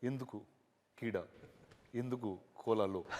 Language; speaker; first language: Telugu; native; Telugu